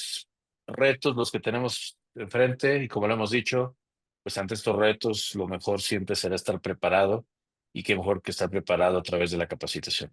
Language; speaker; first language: Spanish; native; Spanish